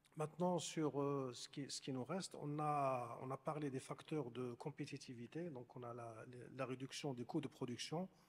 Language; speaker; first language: French; non-native, local second language; Arabic